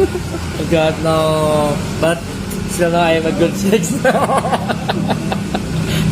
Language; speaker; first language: English; non-native, learner; Indonesian